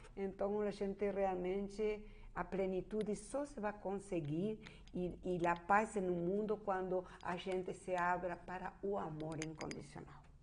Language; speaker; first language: Portuguese; non-native, fluent; Spanish